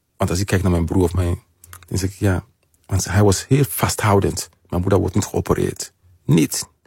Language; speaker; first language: Dutch; non-native, fluent; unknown